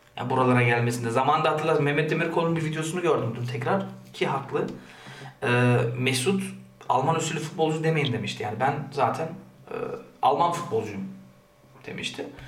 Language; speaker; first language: Turkish; early bilingual, heritage; Turkish